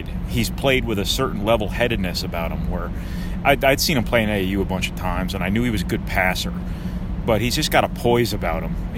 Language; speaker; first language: English; native; English